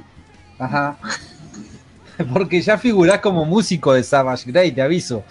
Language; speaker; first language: Spanish; native; Spanish